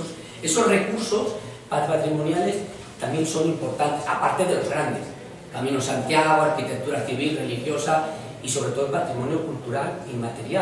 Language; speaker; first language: Spanish; native; Spanish